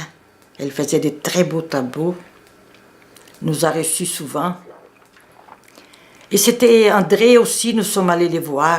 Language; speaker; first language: French; non-native, fluent; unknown